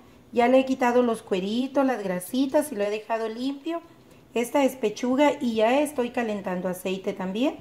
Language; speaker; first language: Spanish; native; Spanish